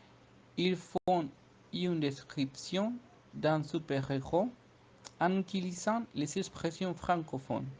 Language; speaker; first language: French; non-native, fluent; Spanish